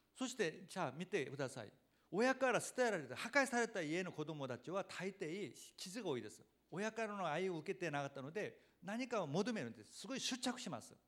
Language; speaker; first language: Japanese; non-native, fluent; Korean